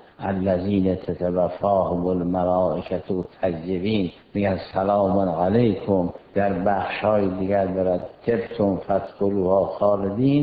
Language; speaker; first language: Persian; native; Persian